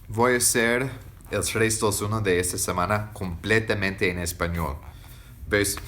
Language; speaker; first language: Spanish; non-native, fluent; English